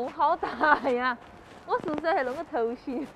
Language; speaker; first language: Chinese; native; Chinese